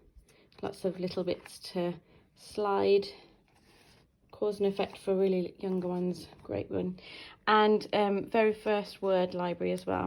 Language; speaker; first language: English; native; English